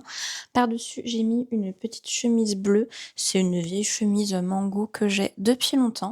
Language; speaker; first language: French; native; French